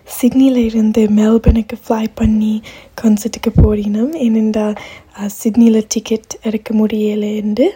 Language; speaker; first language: Tamil; early bilingual, heritage; Tamil